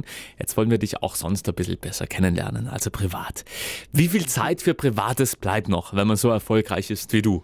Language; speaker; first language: German; native; German